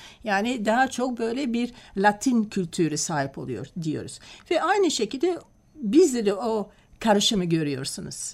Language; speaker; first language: Turkish; non-native, fluent; Dutch